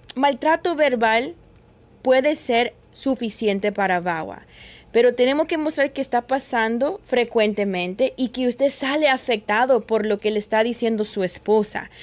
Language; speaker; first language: Spanish; early bilingual, heritage; Spanish